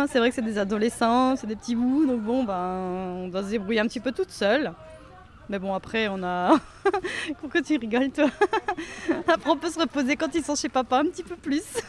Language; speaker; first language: French; native; French